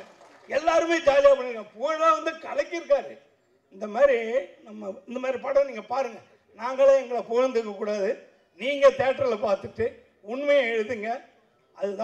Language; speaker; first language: Tamil; native; Tamil